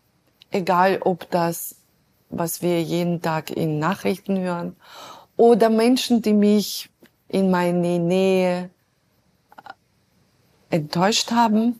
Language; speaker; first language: German; non-native, fluent; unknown